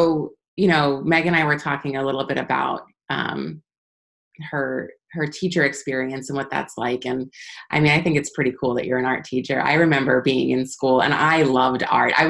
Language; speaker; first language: English; native; English